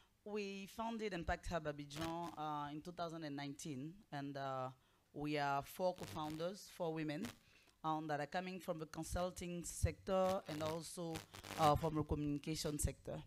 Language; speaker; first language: English; non-native, local second language; French